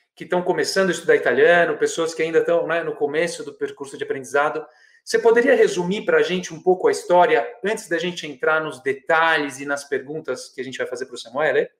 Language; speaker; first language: Portuguese; non-native, fluent; Italian